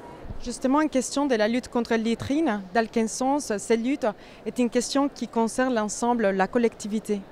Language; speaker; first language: French; native; French